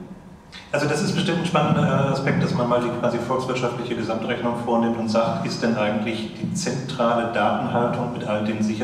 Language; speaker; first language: German; native; German